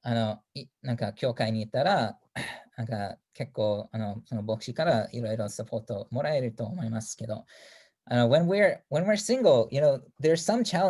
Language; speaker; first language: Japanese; non-native, fluent; English